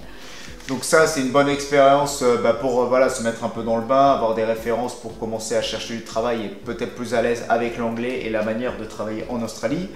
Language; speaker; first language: French; native; French